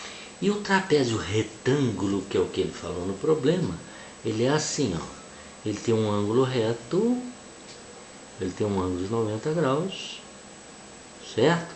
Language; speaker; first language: Portuguese; native; Portuguese